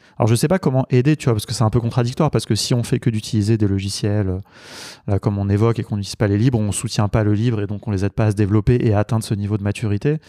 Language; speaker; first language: French; native; French